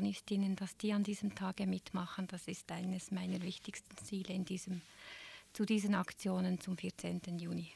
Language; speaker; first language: German; native; German